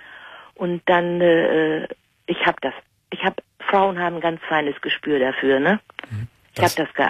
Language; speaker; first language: German; native; German